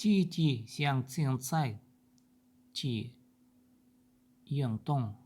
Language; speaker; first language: Chinese; non-native, learner; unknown